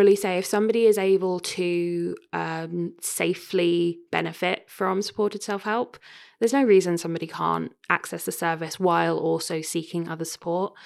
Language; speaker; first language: English; native; English